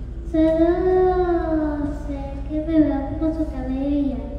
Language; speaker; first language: Spanish; early bilingual, other home language; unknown